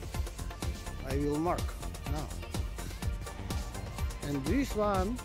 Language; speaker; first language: English; non-native, learner; Italian